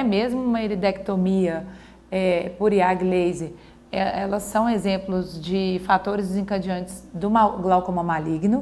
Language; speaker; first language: Portuguese; native; Portuguese